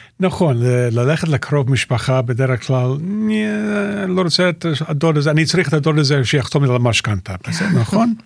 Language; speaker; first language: Hebrew; native; Hebrew